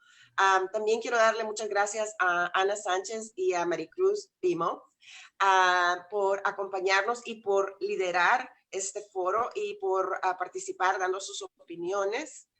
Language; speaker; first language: Spanish; native; Spanish